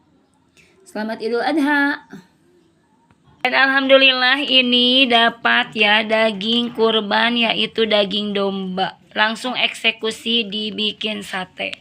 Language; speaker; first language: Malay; non-native, local second language; Sundanese